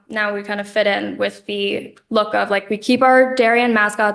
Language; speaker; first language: English; native; English